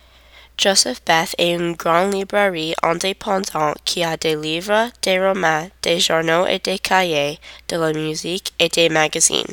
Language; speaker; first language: French; non-native, learner; English